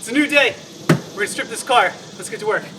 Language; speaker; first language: English; native; English